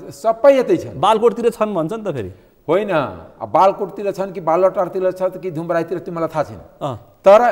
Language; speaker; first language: Nepali; non-native, local second language; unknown